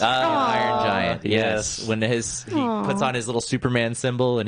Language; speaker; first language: English; native; English